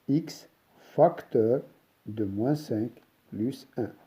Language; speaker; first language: French; non-native, local second language; Arabic